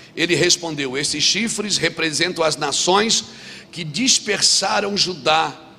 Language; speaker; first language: Portuguese; native; Portuguese